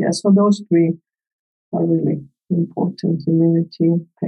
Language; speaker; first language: English; non-native, fluent; Spanish